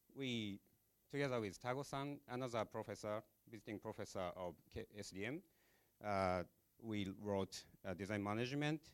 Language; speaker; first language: English; non-native, fluent; Japanese